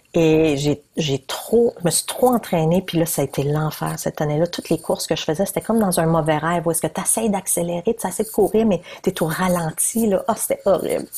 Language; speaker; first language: French; native; French